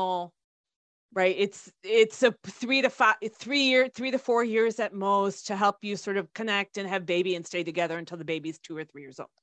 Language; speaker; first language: English; native; English